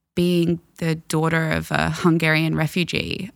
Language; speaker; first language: English; native; English